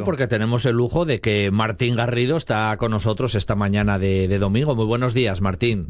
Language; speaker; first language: Spanish; native; Spanish